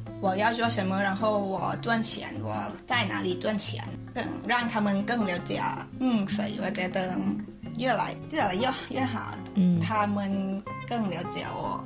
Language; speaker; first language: Chinese; non-native, learner; Thai